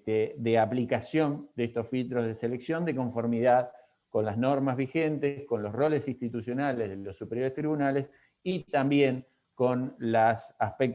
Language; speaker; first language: Spanish; native; Spanish